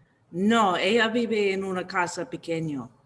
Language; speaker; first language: Spanish; non-native, learner; English